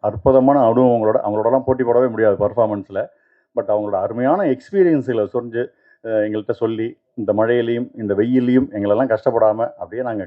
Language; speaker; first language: Tamil; native; Tamil